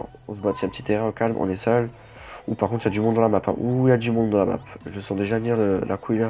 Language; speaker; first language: French; native; French